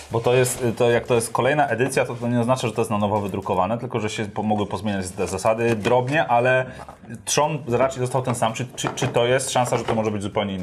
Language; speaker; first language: Polish; native; Polish